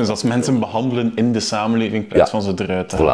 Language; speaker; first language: Dutch; native; Dutch